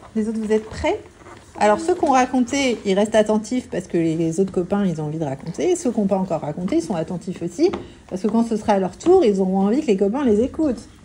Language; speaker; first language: French; native; French